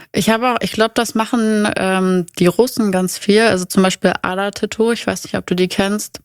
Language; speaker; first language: German; native; German